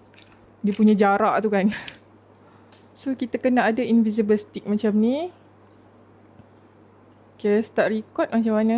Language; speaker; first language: Malay; native; Malay